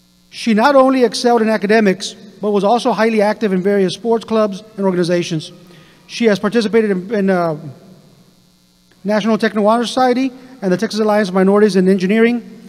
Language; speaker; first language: English; native; English